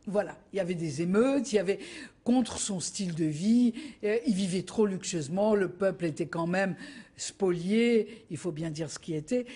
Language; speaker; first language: French; native; French